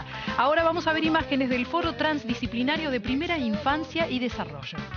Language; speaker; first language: Spanish; native; Spanish